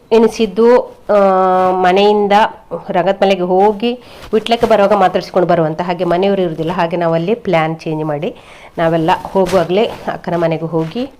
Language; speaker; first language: Kannada; native; Kannada